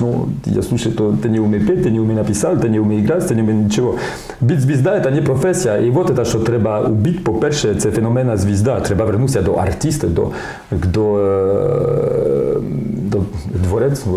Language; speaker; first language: Ukrainian; non-native, learner; French